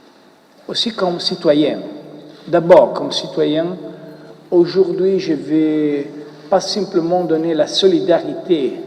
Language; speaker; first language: French; non-native, fluent; Italian